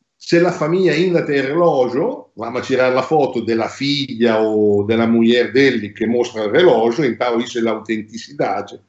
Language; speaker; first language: Portuguese; non-native, fluent; Italian